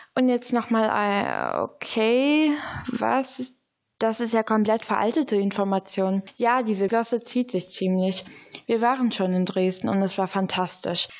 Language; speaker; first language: German; native; German